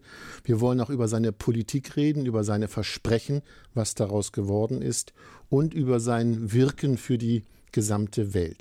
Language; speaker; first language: German; native; German